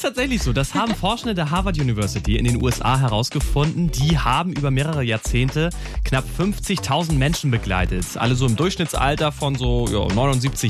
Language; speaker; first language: German; native; German